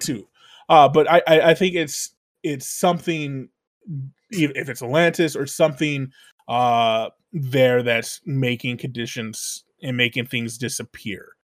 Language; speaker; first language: English; native; English